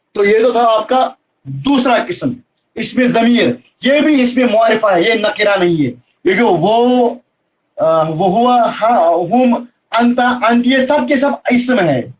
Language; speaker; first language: Urdu; non-native, local second language; Kashmiri